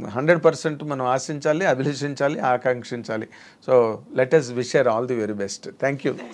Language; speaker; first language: Telugu; native; Telugu